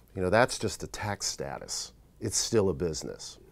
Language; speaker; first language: English; native; English